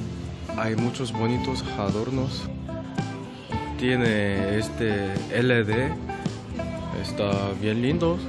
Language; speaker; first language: Spanish; non-native, fluent; Korean